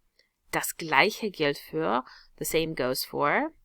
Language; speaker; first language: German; non-native, fluent; English